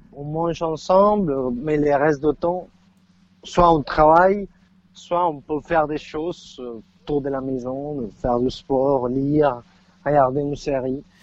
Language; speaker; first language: French; non-native, fluent; Spanish